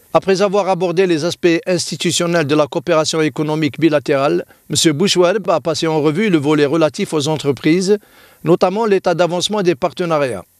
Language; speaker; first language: French; non-native, local second language; Arabic